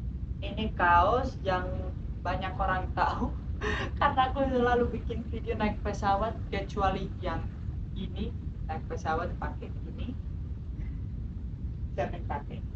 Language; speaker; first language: Indonesian; non-native, fluent; Spanish